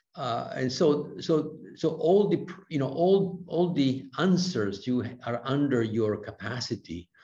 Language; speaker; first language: English; non-native, fluent; Italian